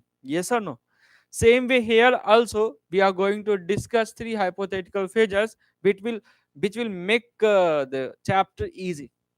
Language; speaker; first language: English; non-native, local second language; Hindi